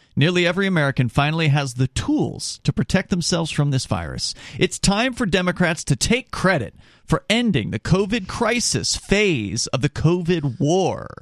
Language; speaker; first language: English; native; English